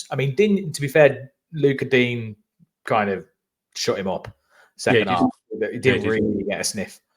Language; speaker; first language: English; native; English